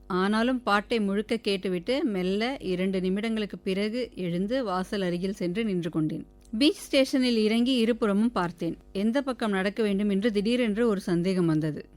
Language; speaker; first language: Tamil; native; Tamil